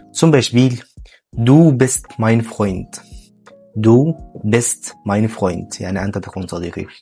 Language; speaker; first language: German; non-native, fluent; Arabic